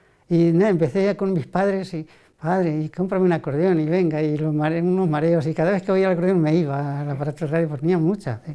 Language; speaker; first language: Spanish; native; Spanish